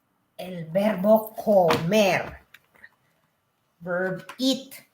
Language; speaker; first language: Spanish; non-native, learner; Filipino